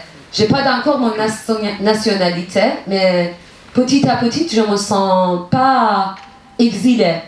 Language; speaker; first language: French; non-native, learner; Persian